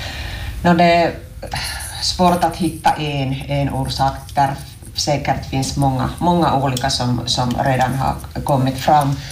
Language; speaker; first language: Swedish; non-native, local second language; Finnish